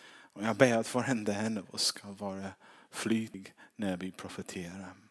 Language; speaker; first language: Swedish; non-native, fluent; English